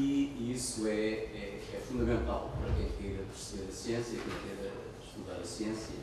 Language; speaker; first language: Portuguese; native; Portuguese